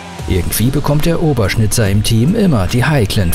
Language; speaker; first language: German; native; German